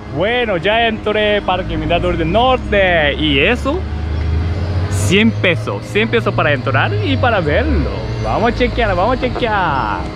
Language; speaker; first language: Spanish; non-native, learner; Japanese